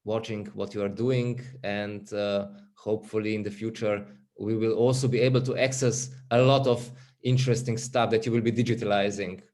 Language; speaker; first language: English; non-native, fluent; Slovenian